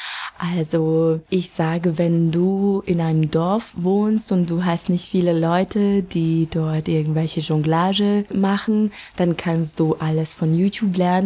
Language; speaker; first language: German; non-native, fluent; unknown